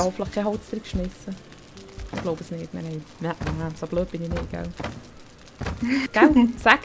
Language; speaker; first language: German; native; German